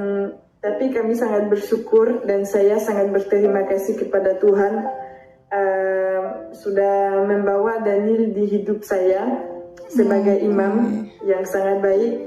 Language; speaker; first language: Indonesian; non-native, fluent; French